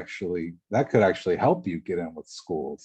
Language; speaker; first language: English; native; English